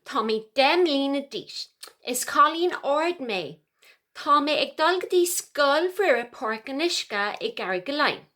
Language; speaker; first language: Irish; non-native, local second language; English